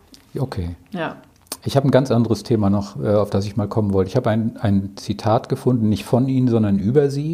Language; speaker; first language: German; native; German